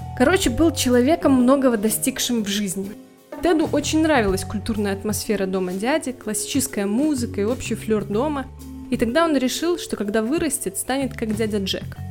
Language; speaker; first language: Russian; native; Russian